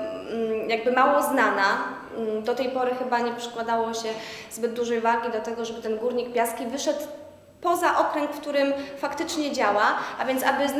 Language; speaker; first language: Polish; native; Polish